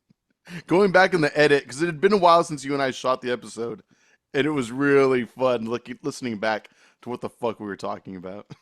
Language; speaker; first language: English; native; English